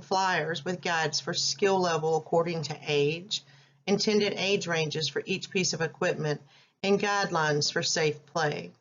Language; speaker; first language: English; native; English